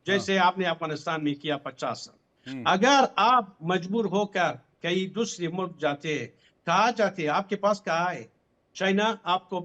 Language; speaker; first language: Hindi; non-native, fluent; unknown